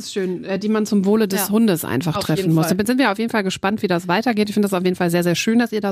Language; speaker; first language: German; native; German